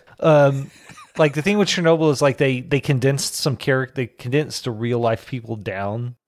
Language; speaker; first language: English; native; English